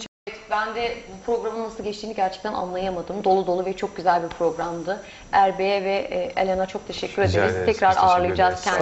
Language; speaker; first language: Turkish; native; Turkish